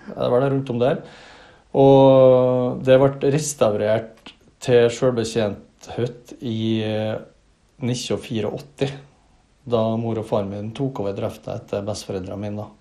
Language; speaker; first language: Norwegian; native; Norwegian